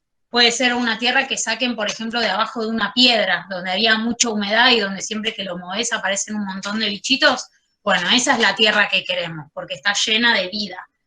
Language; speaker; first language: Spanish; native; Spanish